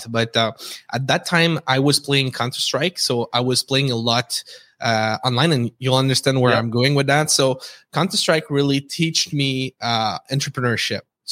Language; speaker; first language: English; non-native, fluent; French